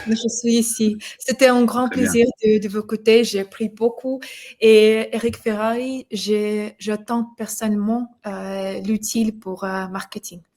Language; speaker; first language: French; non-native, fluent; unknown